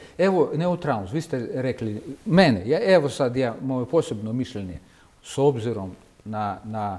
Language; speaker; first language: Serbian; non-native, fluent; Russian